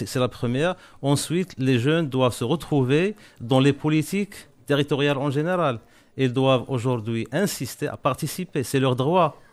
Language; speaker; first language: French; non-native, local second language; Arabic